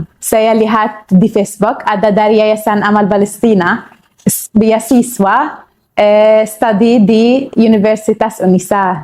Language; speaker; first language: Indonesian; non-native, learner; Arabic